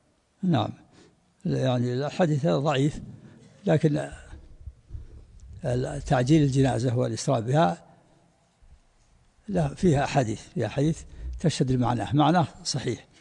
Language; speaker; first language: Arabic; native; Arabic